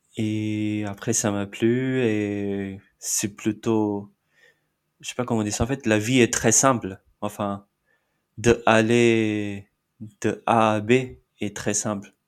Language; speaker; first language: French; non-native, fluent; Marathi